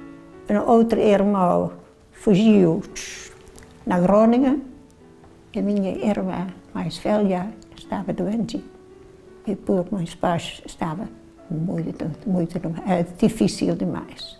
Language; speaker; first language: Portuguese; non-native, learner; Dutch